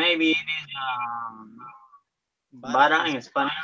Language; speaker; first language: English; non-native, learner; Spanish